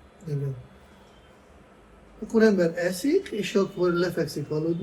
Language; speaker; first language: Hungarian; non-native, fluent; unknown